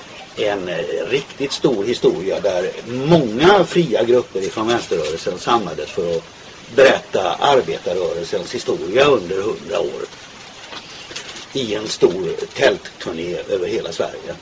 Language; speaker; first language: Swedish; native; Swedish